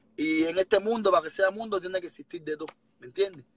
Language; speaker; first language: Spanish; native; Spanish